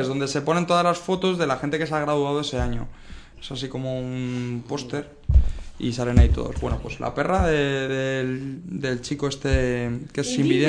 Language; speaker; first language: Spanish; native; Spanish